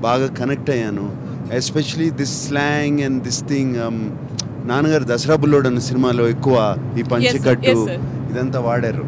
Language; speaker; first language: Telugu; native; Telugu